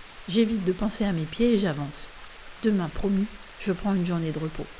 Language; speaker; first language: French; native; French